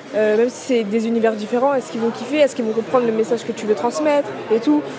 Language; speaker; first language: French; early bilingual, other home language; Kabuverdianu